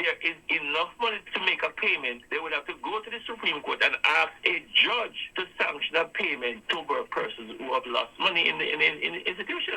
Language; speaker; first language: English; native; English